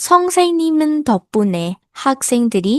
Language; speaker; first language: Korean; non-native, learner; Burmese